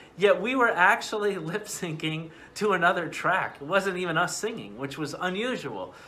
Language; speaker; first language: English; native; English